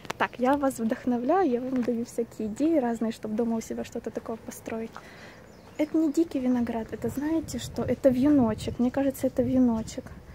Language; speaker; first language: Russian; native; Russian